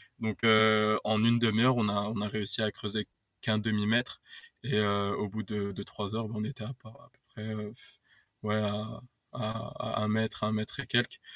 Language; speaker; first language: French; native; French